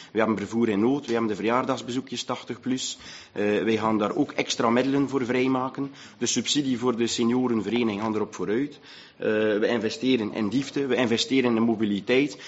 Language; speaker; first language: Dutch; native; Dutch